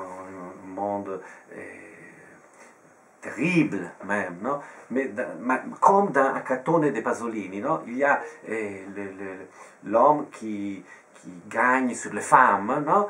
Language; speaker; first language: French; non-native, fluent; Italian